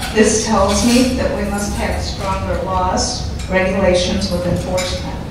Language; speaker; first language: English; native; English